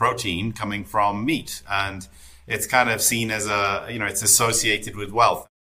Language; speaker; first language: English; native; English